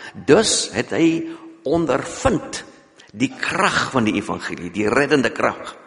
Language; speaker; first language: Afrikaans; non-native, local second language; English